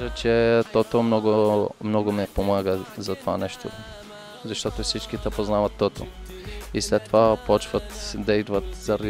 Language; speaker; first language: Bulgarian; non-native, learner; Arabic